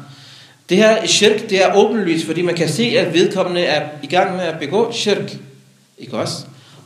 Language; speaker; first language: Danish; non-native, local second language; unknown